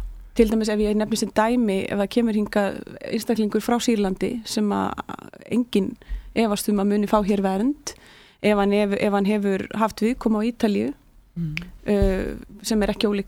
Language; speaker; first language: Icelandic; native; Icelandic